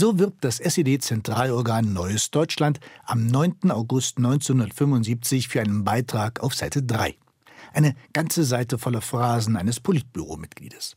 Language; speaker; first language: German; native; German